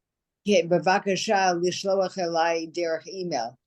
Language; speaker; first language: Hebrew; non-native, learner; English